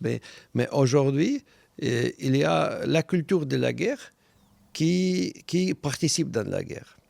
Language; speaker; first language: French; non-native, fluent; Russian